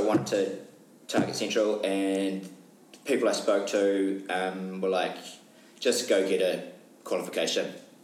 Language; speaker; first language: English; native; English